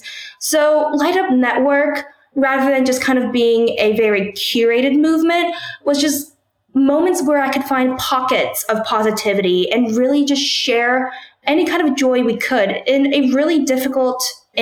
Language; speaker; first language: English; early bilingual, other home language; Korean